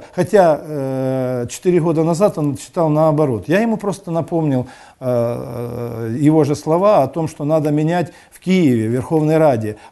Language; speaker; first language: Russian; non-native, local second language; Ukrainian